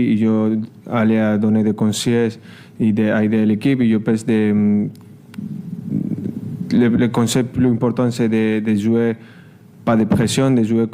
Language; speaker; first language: French; non-native, learner; Spanish